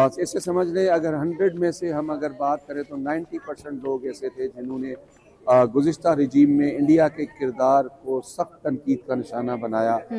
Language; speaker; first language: Urdu; non-native, local second language; Sindhi